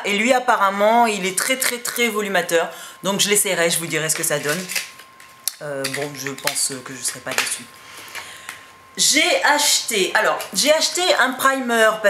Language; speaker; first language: French; native; French